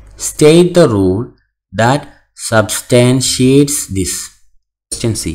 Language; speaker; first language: English; non-native, local second language; Malayalam